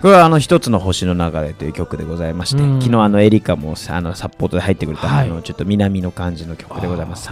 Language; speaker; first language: Japanese; native; Japanese